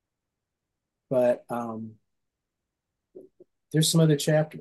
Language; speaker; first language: English; native; English